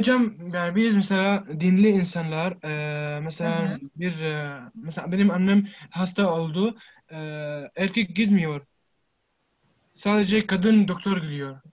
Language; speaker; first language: Turkish; non-native, learner; Arabic